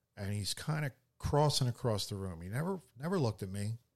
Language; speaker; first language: English; native; English